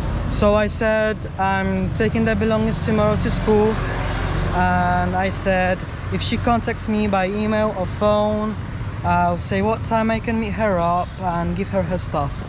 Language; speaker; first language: English; non-native, fluent; Polish